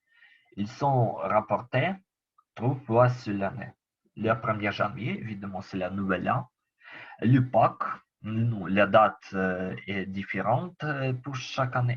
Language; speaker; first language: French; non-native, learner; Ukrainian